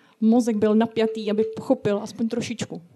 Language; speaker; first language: Czech; non-native, learner; Russian